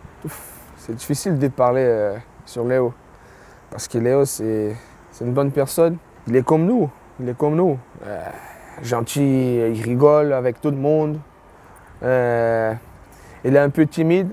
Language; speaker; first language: French; non-native, fluent; Portuguese